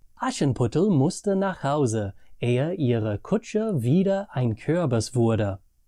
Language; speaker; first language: German; non-native, fluent; English